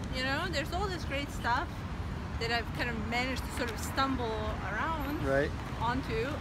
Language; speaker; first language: English; non-native, fluent; Serbian